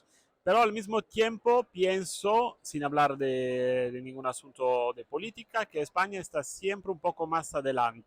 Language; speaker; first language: Spanish; non-native, fluent; Italian